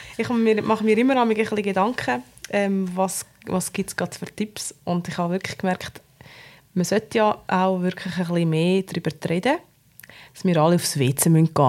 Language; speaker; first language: German; native; German